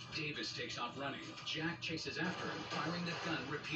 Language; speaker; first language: English; native; English